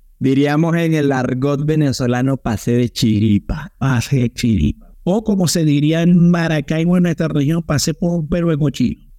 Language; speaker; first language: Spanish; native; Spanish